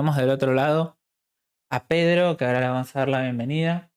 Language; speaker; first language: Spanish; native; Spanish